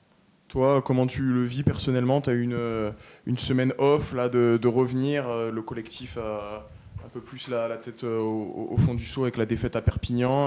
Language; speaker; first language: French; native; French